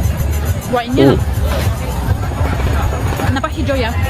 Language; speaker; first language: Indonesian; non-native, learner; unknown